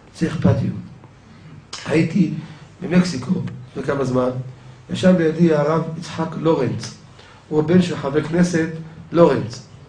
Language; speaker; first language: Hebrew; native; Hebrew